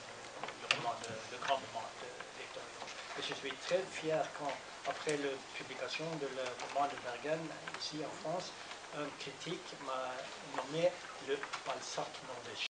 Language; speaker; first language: French; non-native, learner; Norwegian